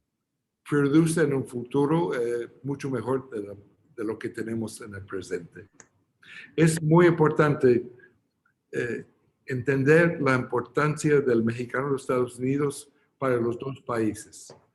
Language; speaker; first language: Spanish; non-native, fluent; English